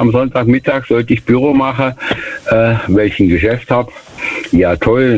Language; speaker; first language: German; native; German